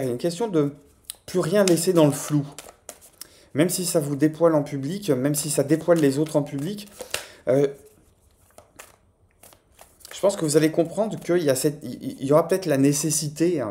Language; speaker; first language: French; native; French